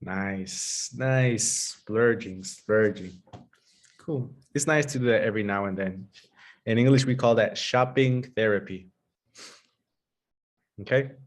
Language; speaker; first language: English; non-native, fluent; Spanish